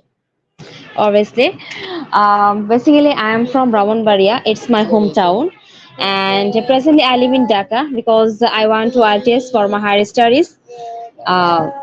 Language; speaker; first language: English; non-native, learner; Bangla